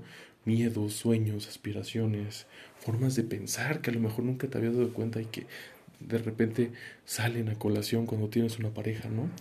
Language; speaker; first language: Spanish; native; Spanish